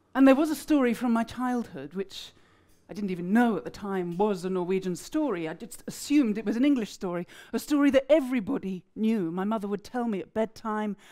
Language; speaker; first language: English; native; English